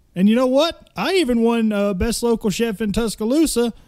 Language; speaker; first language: English; native; English